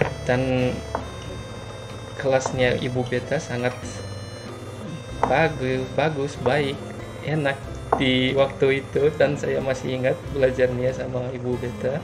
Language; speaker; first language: Indonesian; non-native, learner; Turkmen